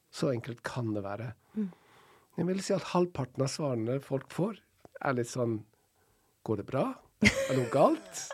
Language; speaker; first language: Norwegian; non-native, fluent; English